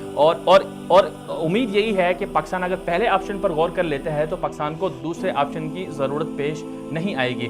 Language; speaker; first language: Urdu; native; Urdu